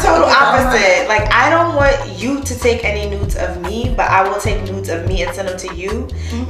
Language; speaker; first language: English; native; English